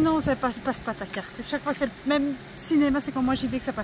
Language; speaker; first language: French; native; French